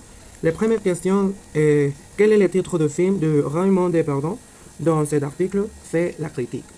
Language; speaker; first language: French; non-native, learner; Spanish